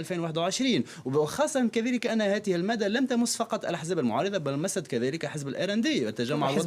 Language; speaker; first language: Arabic; native; Arabic